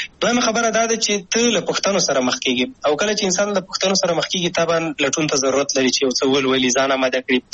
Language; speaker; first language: Pashto; native; Pashto